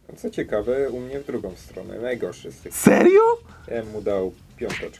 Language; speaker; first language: Polish; native; Polish